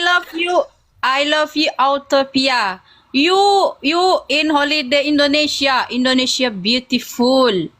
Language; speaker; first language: English; non-native, learner; Indonesian